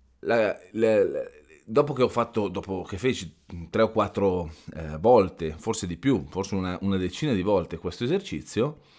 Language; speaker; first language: Italian; native; Italian